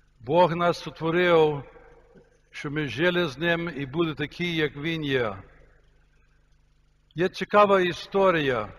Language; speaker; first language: Ukrainian; early bilingual, heritage; Ukrainian